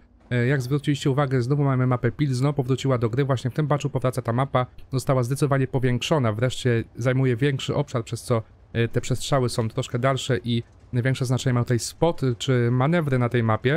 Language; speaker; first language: Polish; native; Polish